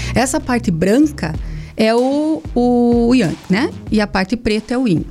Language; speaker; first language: Portuguese; native; Portuguese